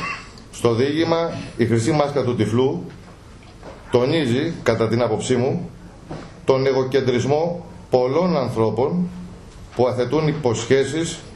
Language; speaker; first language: Greek; native; Greek